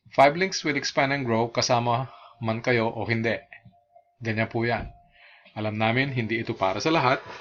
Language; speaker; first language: Filipino; non-native, local second language; Iloko